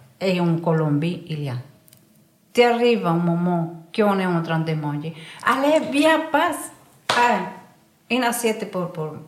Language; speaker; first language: French; non-native, learner; Spanish